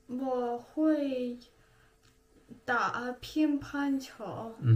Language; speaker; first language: Chinese; non-native, learner; Russian